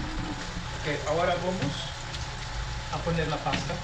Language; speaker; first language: Spanish; non-native, learner; English